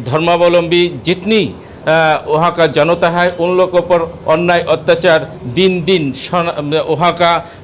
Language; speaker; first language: Hindi; non-native, local second language; Bangla